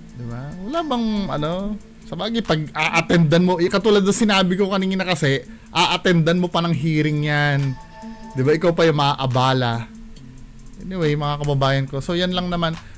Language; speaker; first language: Filipino; native; Filipino